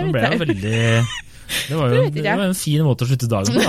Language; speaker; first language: Norwegian; native; Norwegian